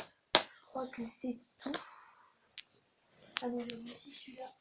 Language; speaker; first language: French; native; French